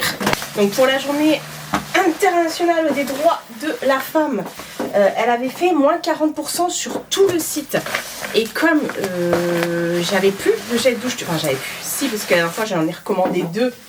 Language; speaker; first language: French; native; French